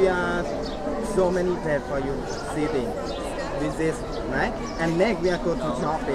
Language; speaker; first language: English; non-native, learner; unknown